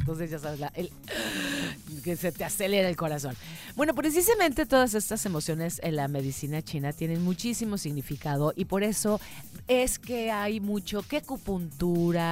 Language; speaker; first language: Spanish; native; Spanish